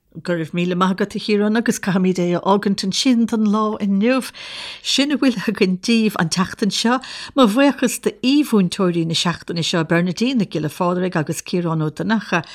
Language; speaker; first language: Irish; native; Irish